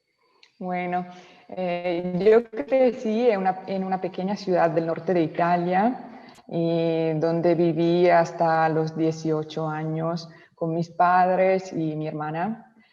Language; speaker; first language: Spanish; non-native, local second language; Italian